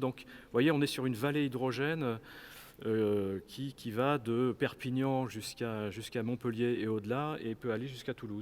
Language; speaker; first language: French; native; French